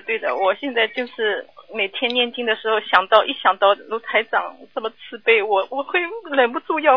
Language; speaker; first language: Chinese; native; Chinese